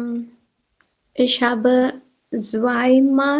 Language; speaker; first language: German; non-native, learner; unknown